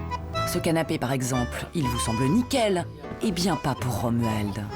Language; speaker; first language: French; native; French